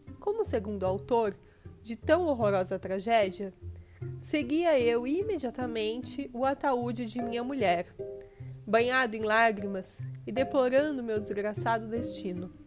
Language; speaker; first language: Portuguese; native; Portuguese